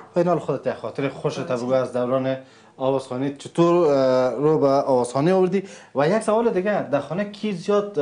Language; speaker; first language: Persian; native; Persian